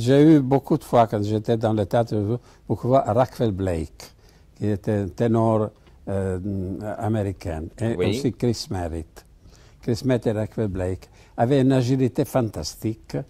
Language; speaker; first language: French; non-native, fluent; Italian